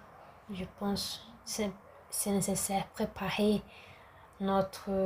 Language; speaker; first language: French; non-native, learner; Portuguese